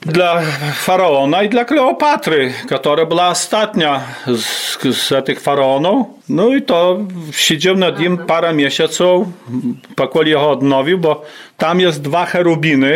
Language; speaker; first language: Polish; non-native, local second language; Ukrainian